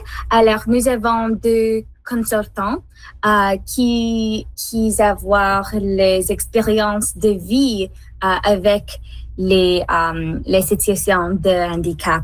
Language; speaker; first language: French; non-native, learner; English